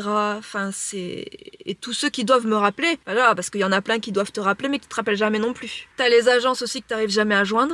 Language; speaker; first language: French; native; French